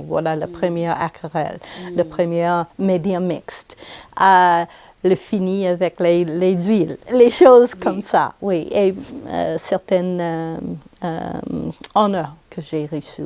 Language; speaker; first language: French; non-native, local second language; English